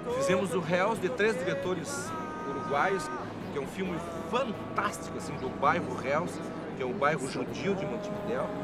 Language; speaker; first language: Portuguese; non-native, local second language; Spanish